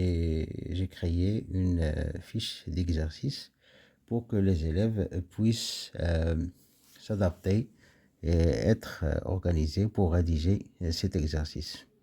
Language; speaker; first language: French; non-native, local second language; Arabic